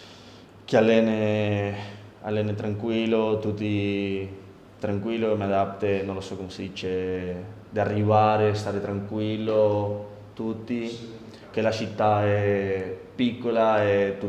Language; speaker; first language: Italian; non-native, learner; Spanish